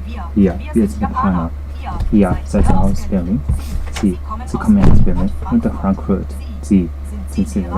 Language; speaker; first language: German; non-native, learner; Japanese